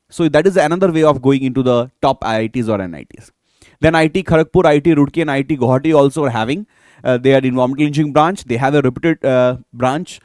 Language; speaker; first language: English; non-native, local second language; Hindi